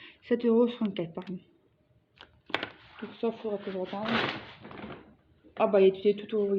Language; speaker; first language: French; native; French